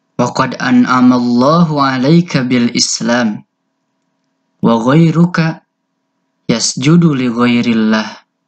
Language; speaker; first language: Arabic; non-native, fluent; Indonesian